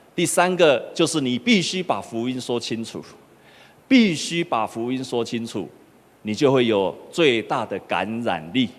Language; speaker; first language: Chinese; native; Chinese